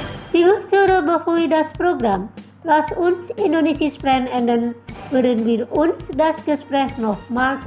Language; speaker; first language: German; non-native, fluent; Indonesian